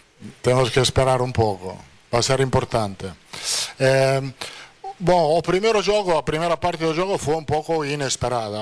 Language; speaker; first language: Portuguese; non-native, fluent; Italian